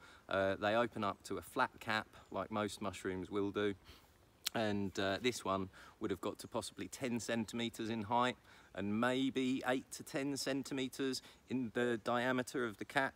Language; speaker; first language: English; native; English